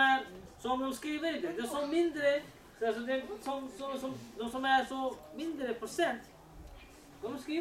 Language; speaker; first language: Swedish; non-native, learner; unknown